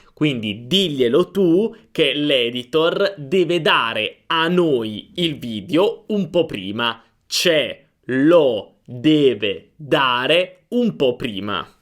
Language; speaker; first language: Italian; native; Italian